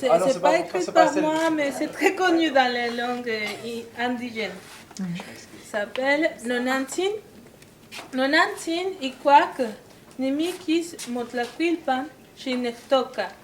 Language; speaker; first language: French; non-native, fluent; Spanish